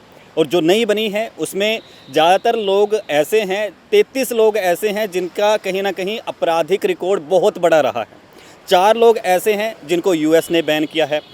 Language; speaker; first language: Hindi; native; Hindi